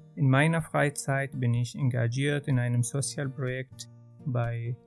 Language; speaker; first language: German; non-native, fluent; Arabic